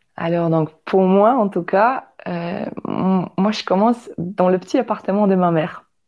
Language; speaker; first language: French; non-native, fluent; Polish